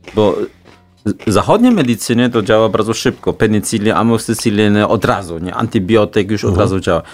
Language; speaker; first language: Polish; non-native, fluent; Chinese